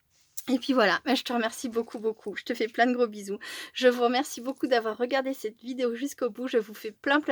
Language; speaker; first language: French; native; French